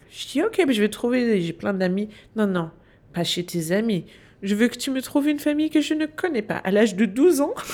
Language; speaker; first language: French; non-native, fluent; Danish